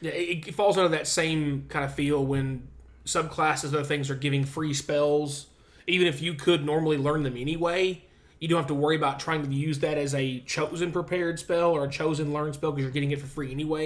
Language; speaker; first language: English; native; English